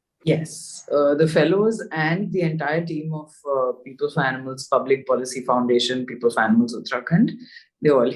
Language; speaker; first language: English; non-native, local second language; Hindi